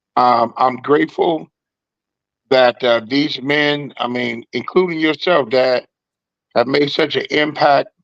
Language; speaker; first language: English; native; English